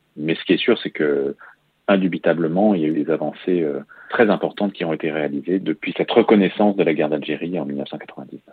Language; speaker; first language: French; native; French